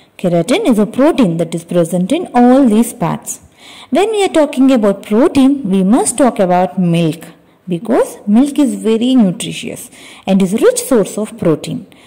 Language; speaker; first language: English; non-native, local second language; Telugu